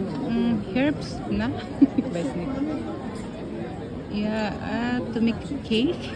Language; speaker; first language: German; non-native, learner; Filipino